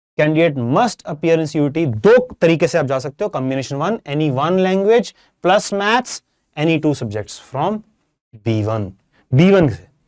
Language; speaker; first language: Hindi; non-native, local second language; Punjabi